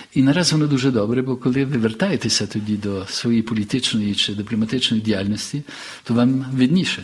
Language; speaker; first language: Ukrainian; early bilingual, heritage; Ukrainian